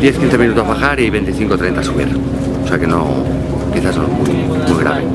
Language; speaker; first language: Spanish; native; Spanish